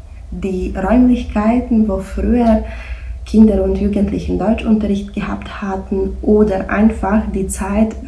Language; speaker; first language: German; non-native, fluent; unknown